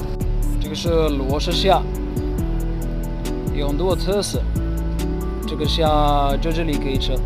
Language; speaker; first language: Chinese; non-native, fluent; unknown